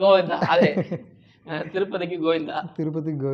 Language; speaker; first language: Telugu; non-native, learner; Tamil